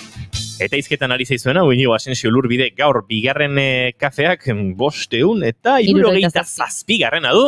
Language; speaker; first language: Basque; native; Basque